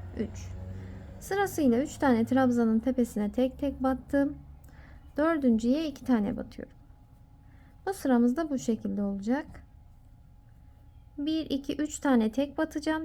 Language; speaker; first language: Turkish; native; Turkish